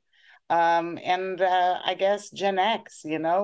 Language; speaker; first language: English; non-native, fluent; Portuguese